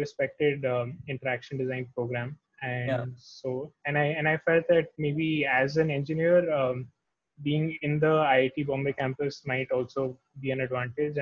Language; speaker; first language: English; non-native, local second language; Hindi